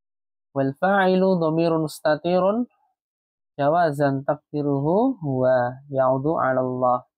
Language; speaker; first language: Arabic; non-native, fluent; Indonesian